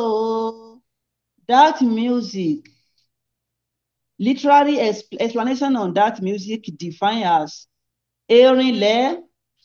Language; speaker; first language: English; non-native, local second language; Yoruba